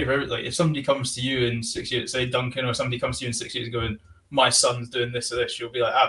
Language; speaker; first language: English; native; English